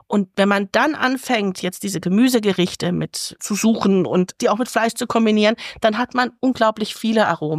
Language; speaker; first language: German; native; German